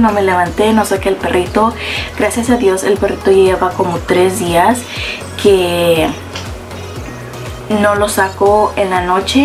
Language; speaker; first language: Spanish; early bilingual, heritage; Spanish